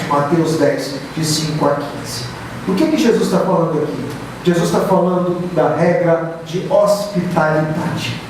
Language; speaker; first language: Portuguese; native; Portuguese